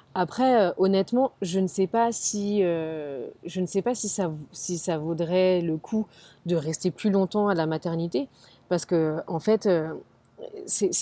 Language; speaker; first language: French; native; French